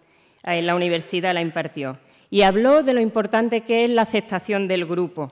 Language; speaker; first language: Spanish; native; Spanish